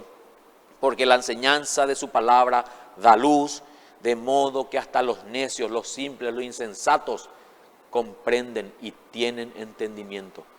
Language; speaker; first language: Spanish; native; Spanish